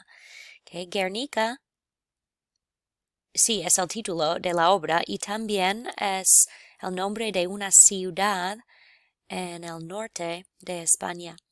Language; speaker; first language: Spanish; non-native, fluent; English